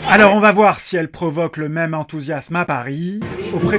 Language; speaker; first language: French; native; French